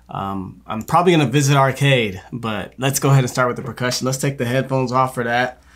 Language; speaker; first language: English; native; English